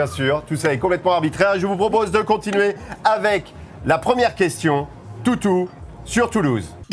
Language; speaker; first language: French; native; French